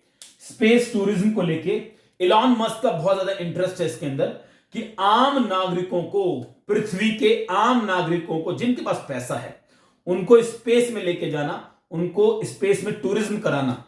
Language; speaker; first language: Hindi; native; Hindi